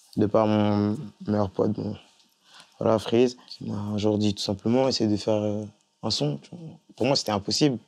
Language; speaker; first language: French; early bilingual, other home language; Fula